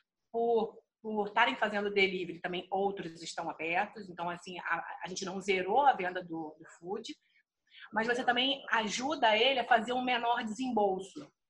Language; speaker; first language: Portuguese; native; Portuguese